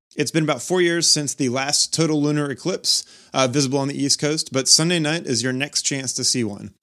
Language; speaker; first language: English; native; English